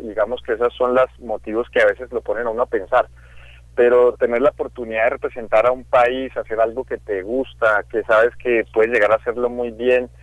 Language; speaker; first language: Spanish; native; Spanish